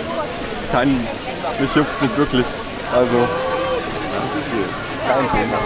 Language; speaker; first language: German; native; German